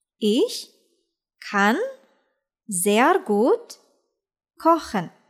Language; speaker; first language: German; non-native, fluent; Indonesian